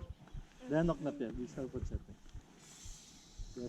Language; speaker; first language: Norwegian; non-native, learner; Filipino